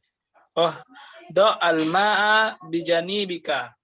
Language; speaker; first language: Arabic; non-native, learner; Indonesian